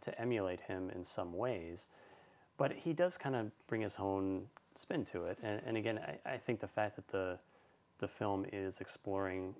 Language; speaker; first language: English; native; English